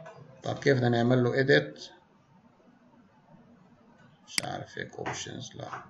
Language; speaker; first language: Arabic; native; Arabic